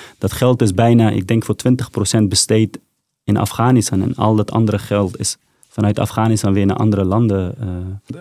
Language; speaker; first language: Dutch; early bilingual, other home language; Persian